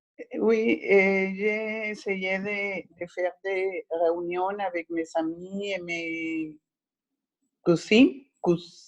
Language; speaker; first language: French; non-native, learner; Spanish